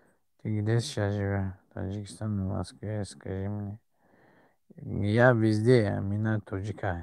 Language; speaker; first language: Russian; non-native, learner; Tajik